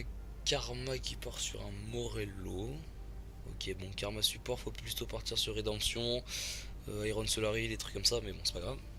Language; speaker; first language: French; native; French